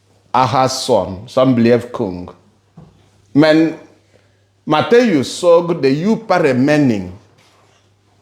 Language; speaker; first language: Swedish; non-native, fluent; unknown